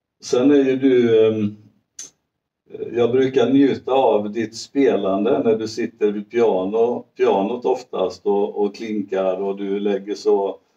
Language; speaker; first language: Swedish; native; Swedish